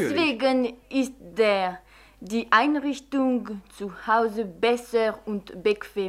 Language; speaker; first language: German; non-native, fluent; French